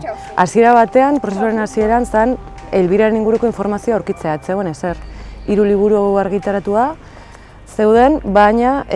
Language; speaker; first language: Basque; native; Basque